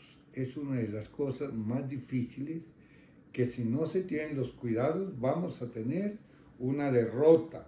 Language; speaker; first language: Spanish; native; Spanish